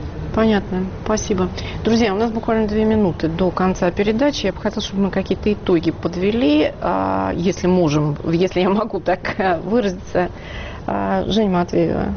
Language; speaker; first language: Russian; native; Russian